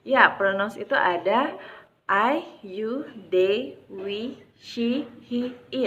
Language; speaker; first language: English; non-native, fluent; Indonesian